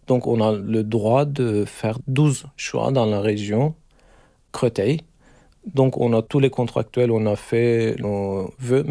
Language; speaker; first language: French; non-native, fluent; Turkish